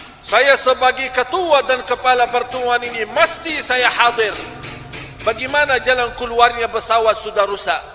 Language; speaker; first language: Malay; non-native, fluent; Arabic